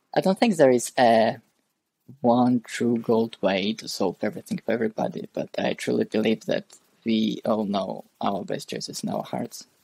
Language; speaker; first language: English; non-native, fluent; Russian